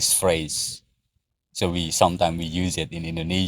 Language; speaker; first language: English; non-native, learner; Indonesian